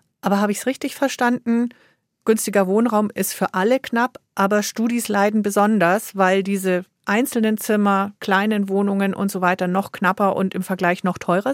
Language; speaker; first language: German; native; German